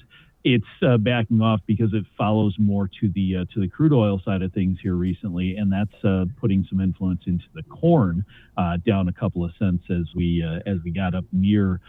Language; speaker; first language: English; native; English